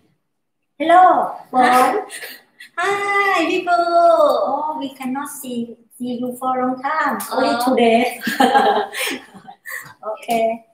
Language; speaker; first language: English; non-native, learner; Thai